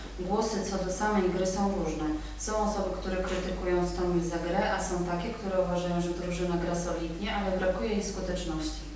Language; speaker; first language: Polish; native; Polish